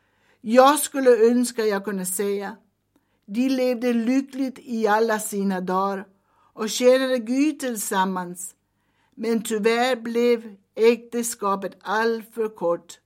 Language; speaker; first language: Swedish; early bilingual, heritage; Swedish